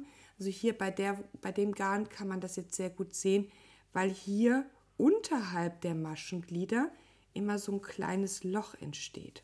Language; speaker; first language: German; native; German